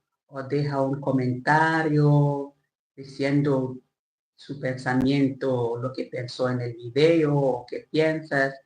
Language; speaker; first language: Spanish; non-native, learner; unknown